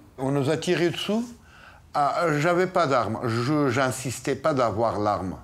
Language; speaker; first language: French; non-native, fluent; Persian